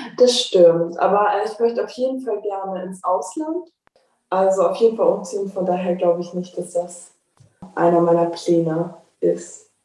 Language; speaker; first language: German; native; German